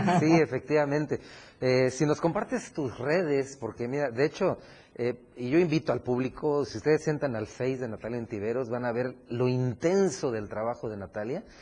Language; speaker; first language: Spanish; native; Spanish